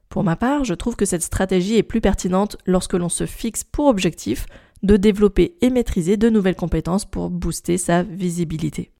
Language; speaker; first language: French; native; French